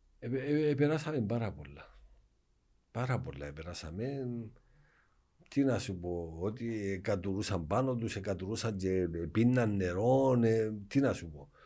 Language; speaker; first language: Greek; native; Greek